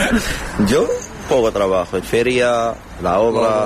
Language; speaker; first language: Spanish; non-native, learner; Arabic